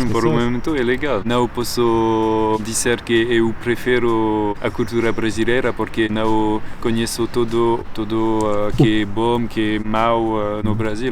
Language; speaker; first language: Portuguese; non-native, fluent; French